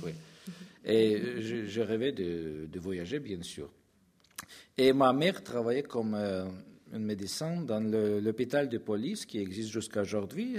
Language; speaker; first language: French; non-native, fluent; Russian